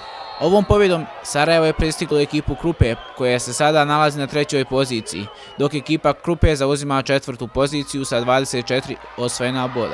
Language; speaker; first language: Serbian; native; Serbian